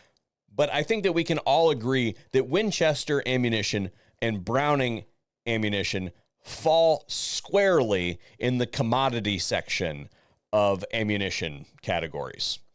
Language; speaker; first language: English; native; English